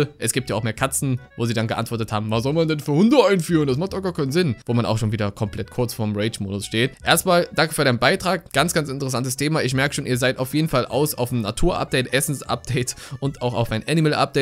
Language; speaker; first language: German; native; German